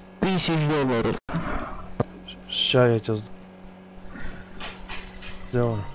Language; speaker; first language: Russian; native; Russian